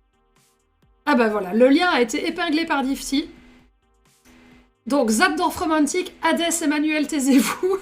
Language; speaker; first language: French; native; French